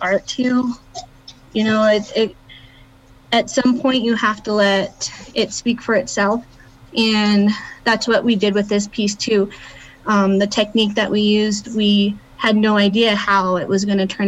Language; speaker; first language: English; native; English